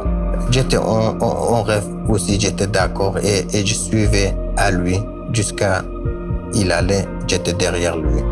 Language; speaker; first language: French; non-native, learner; Kurdish